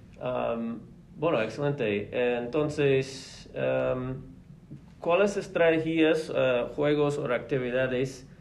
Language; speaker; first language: Spanish; non-native, fluent; English